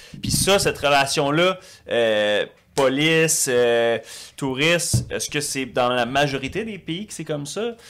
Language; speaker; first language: French; native; French